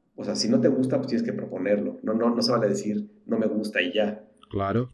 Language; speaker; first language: Spanish; native; Spanish